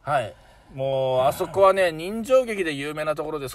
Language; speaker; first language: Japanese; native; Japanese